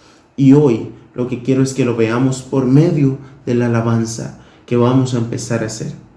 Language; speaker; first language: Spanish; native; Spanish